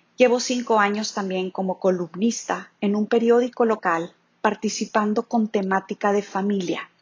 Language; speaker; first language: Spanish; native; Spanish